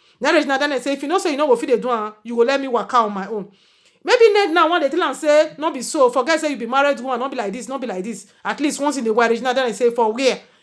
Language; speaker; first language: Nigerian Pidgin; native; Nigerian Pidgin